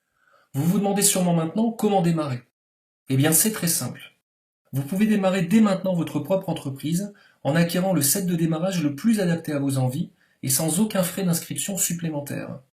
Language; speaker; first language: French; native; French